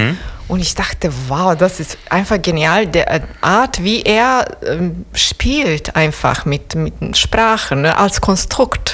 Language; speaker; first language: German; non-native, fluent; Serbian